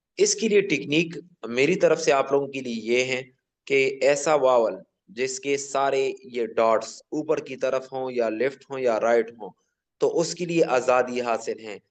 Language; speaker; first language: Urdu; non-native, local second language; Pashto